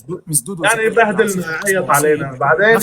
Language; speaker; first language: Arabic; native; Arabic